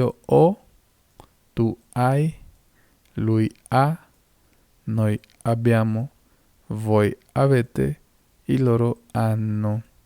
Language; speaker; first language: Italian; non-native, fluent; Spanish